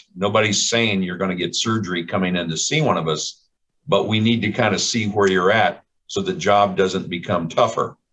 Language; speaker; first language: English; native; English